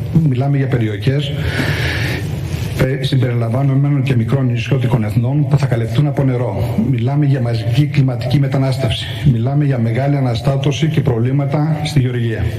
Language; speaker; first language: Greek; native; Greek